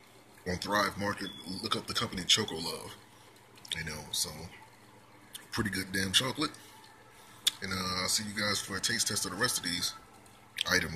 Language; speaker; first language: English; native; English